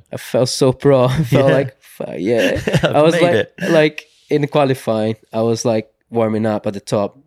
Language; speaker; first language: English; non-native, fluent; Portuguese